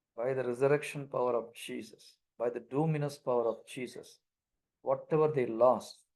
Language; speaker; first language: English; non-native, local second language; Tamil